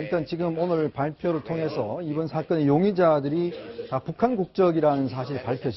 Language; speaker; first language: Korean; native; Korean